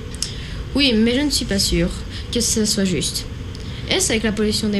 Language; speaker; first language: French; native; French